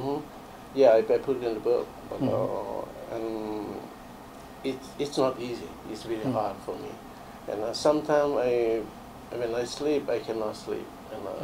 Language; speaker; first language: English; non-native, learner; Lao